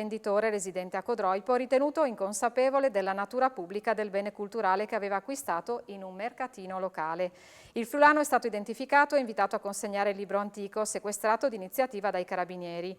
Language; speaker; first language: Italian; native; Italian